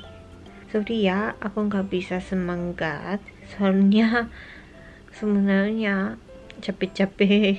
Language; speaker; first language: Indonesian; non-native, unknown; Japanese